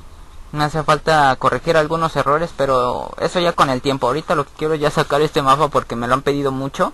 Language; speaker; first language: Spanish; native; Spanish